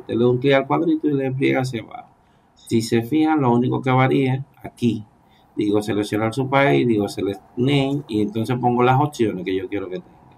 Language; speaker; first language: Spanish; native; Spanish